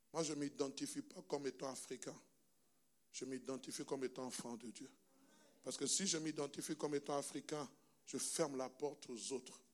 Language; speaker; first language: French; non-native, local second language; Luba-Lulua